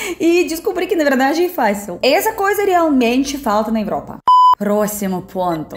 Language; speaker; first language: Portuguese; non-native, fluent; Russian